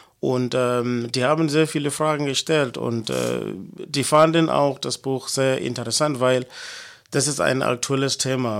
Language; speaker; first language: German; non-native, fluent; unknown